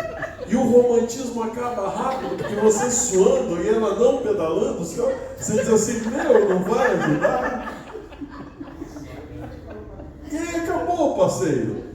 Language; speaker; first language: Portuguese; native; Portuguese